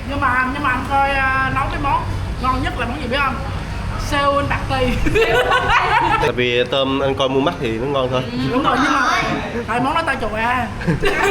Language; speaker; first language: Vietnamese; non-native, fluent; Korean